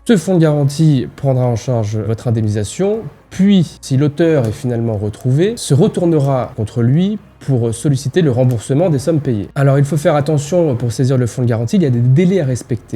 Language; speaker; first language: French; native; French